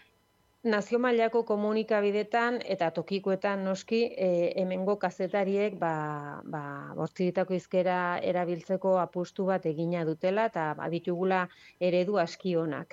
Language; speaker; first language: Basque; native; Basque